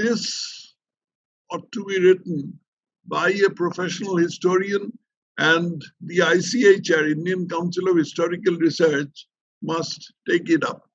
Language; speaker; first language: English; non-native, local second language; Bangla